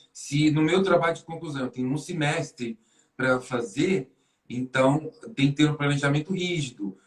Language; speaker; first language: Portuguese; native; Portuguese